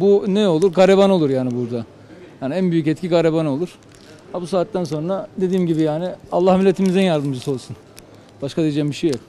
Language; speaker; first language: Turkish; native; Turkish